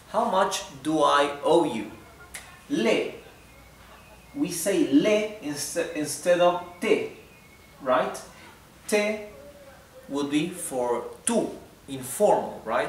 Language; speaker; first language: English; non-native, fluent; Spanish